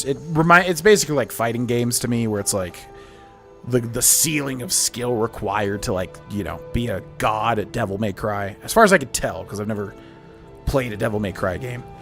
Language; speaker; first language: English; native; English